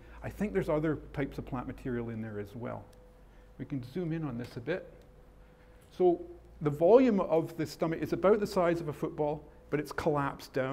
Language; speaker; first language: English; native; English